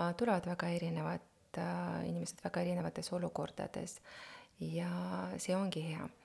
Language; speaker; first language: Estonian; non-native, local second language; Russian